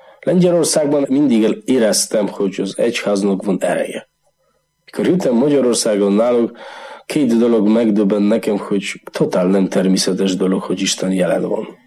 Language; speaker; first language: Hungarian; non-native, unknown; Polish